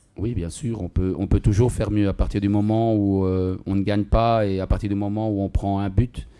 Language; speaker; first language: French; native; French